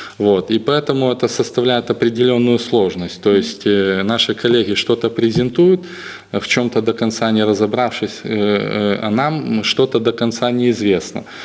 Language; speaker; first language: Russian; native; Russian